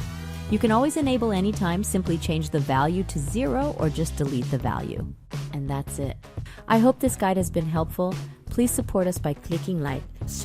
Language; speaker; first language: English; non-native, local second language; Filipino